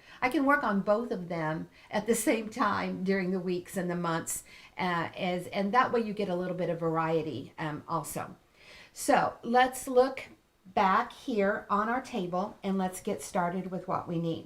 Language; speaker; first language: English; native; English